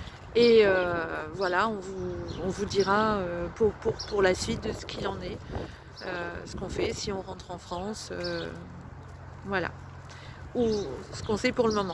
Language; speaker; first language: French; native; French